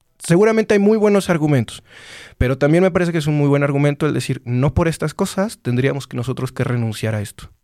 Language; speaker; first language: Spanish; native; Spanish